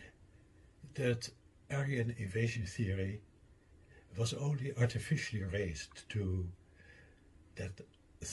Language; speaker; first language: English; non-native, fluent; Dutch